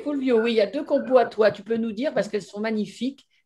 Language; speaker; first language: French; native; French